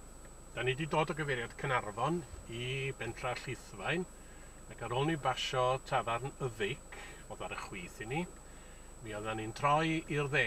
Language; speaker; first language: Welsh; native; Welsh